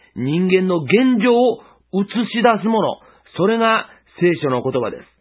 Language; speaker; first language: Japanese; native; Japanese